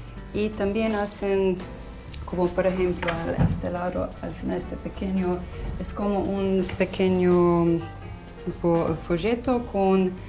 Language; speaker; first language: Spanish; non-native, fluent; Slovenian